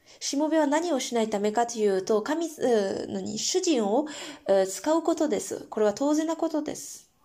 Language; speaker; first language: Japanese; non-native, fluent; Korean